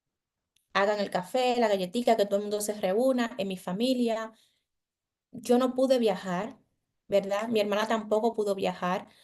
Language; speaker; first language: Spanish; early bilingual, heritage; Spanish